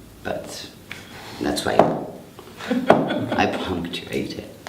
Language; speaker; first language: English; non-native, fluent; French